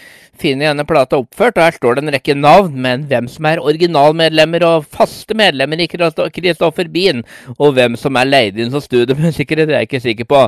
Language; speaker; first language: Norwegian; native; Norwegian